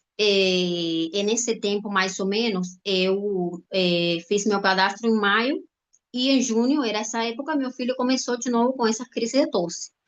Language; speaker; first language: Portuguese; non-native, fluent; Spanish